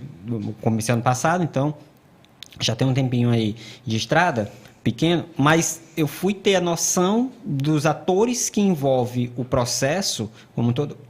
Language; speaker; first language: Portuguese; native; Portuguese